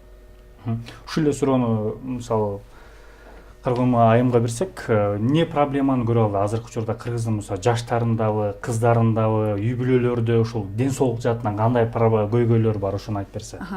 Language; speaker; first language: Kyrgyz; native; Kyrgyz